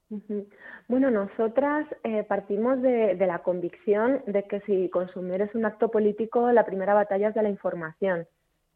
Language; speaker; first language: Spanish; native; Spanish